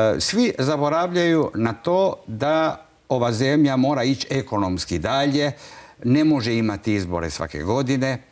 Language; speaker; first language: Croatian; non-native, local second language; Italian